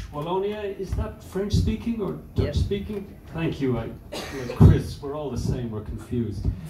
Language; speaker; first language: English; native; English